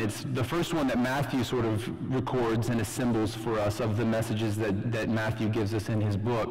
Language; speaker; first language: English; native; English